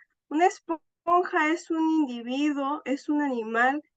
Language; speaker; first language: Spanish; native; Spanish